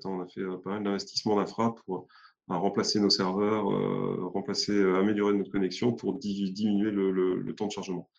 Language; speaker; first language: French; native; French